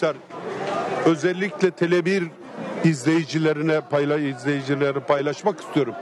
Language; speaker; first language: Turkish; native; Turkish